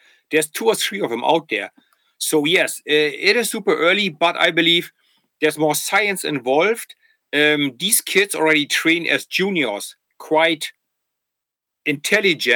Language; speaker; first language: English; non-native, fluent; German